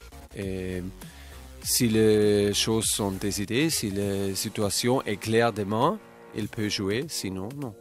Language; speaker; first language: French; non-native, fluent; German